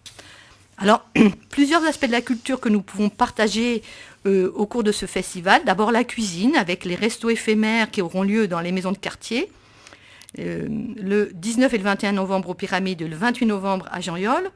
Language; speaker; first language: French; native; French